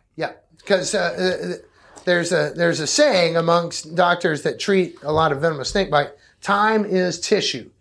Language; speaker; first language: English; native; English